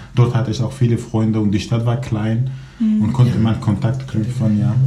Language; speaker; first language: German; non-native, fluent; Kurdish